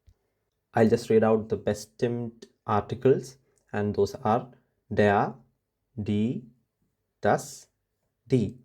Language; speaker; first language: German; non-native, fluent; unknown